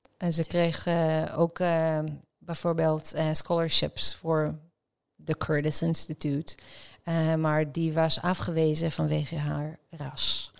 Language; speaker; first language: Dutch; non-native, fluent; Hebrew